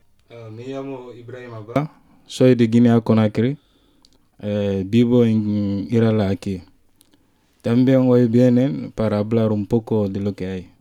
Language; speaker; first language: Spanish; non-native, local second language; French